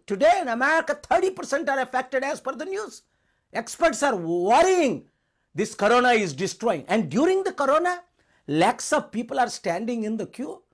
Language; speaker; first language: English; non-native, local second language; Telugu